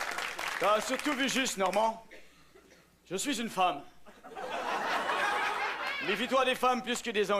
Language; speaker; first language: French; native; French